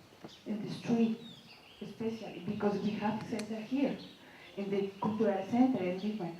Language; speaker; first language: English; non-native, learner; Spanish